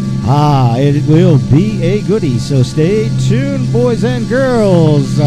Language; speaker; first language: English; native; English